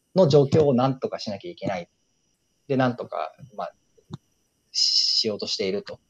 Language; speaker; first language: Japanese; native; Japanese